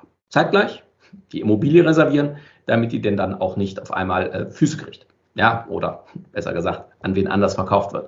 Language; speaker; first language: German; native; German